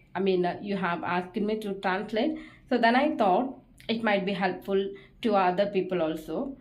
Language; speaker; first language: English; non-native, local second language; Telugu